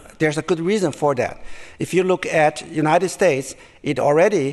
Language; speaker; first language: English; non-native, fluent; Chinese